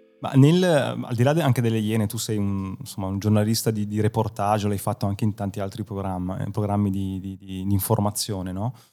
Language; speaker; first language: Italian; native; Italian